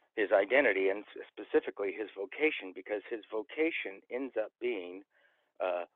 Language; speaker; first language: English; native; English